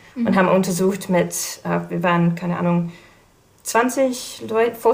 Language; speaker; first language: German; non-native, fluent; English